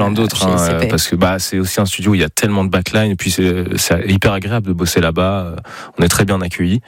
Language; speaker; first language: French; native; French